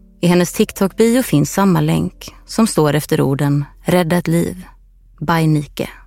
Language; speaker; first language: Swedish; native; Swedish